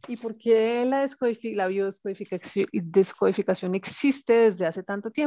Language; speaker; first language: Spanish; native; Spanish